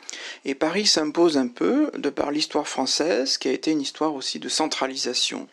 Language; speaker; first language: French; native; French